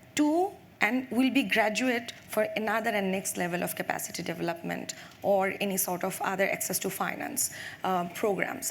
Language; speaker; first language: English; non-native, local second language; Bangla